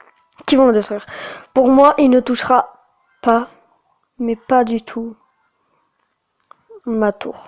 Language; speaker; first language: French; native; French